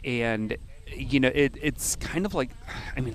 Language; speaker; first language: English; native; English